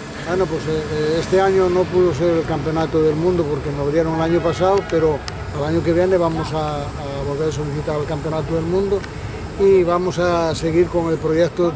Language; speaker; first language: Spanish; native; Spanish